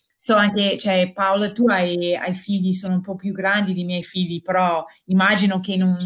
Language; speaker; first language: Italian; non-native, fluent; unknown